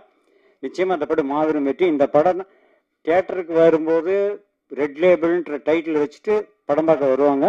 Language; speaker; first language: Tamil; native; Tamil